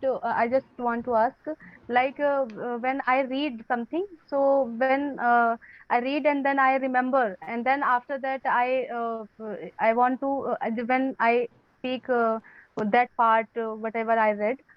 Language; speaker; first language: English; non-native, learner; Hindi